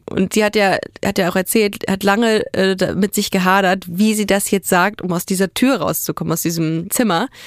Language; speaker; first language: German; native; German